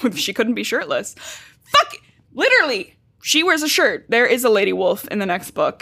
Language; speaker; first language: English; native; English